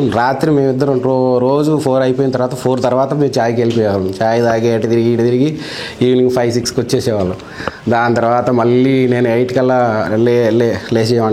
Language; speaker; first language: Telugu; native; Telugu